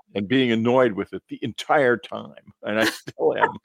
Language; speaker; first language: English; native; English